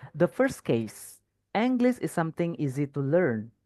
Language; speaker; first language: English; non-native, fluent; Indonesian